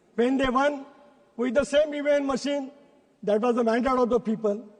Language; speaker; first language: English; non-native, local second language; Marathi